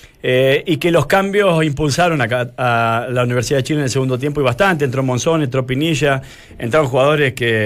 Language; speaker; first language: Spanish; native; Spanish